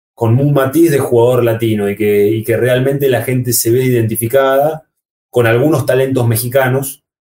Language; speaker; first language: Spanish; native; Spanish